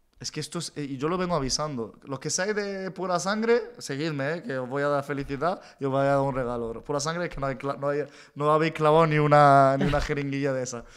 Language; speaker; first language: Spanish; native; Spanish